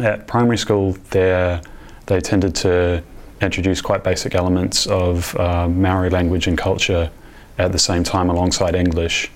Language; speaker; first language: English; native; English